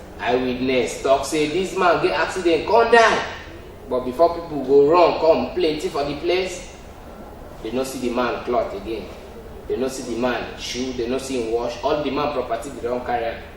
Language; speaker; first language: Nigerian Pidgin; non-native, local second language; Ibibio